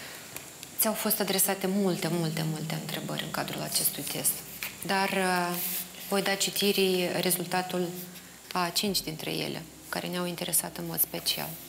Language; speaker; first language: Romanian; native; Romanian